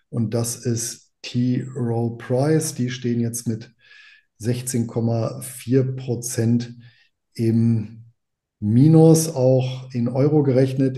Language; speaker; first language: German; native; German